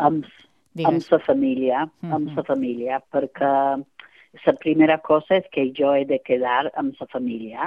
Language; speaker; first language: Catalan; non-native, fluent; English